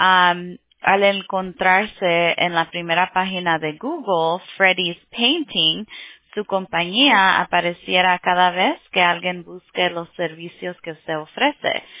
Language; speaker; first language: Spanish; early bilingual, heritage; Spanish